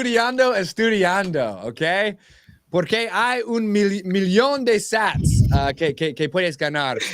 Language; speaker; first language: Spanish; non-native, learner; English